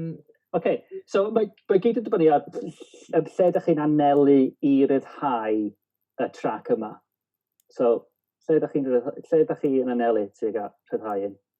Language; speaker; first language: Welsh; native; Welsh